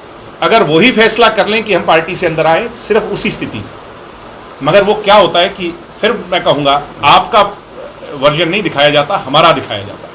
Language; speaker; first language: Hindi; native; Hindi